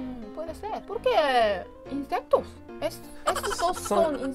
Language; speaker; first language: Spanish; non-native, learner; Korean